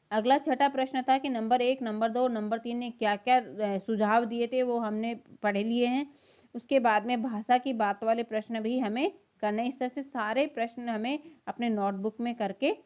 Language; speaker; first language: Hindi; native; Hindi